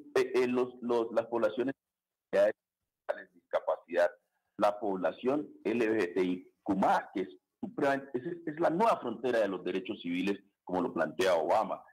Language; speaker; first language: Spanish; native; Spanish